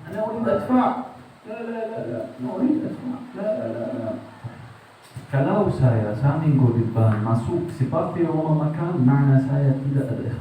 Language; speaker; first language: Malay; non-native, learner; Arabic